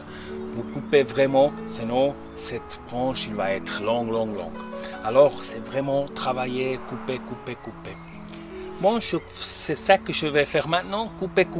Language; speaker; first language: French; non-native, local second language; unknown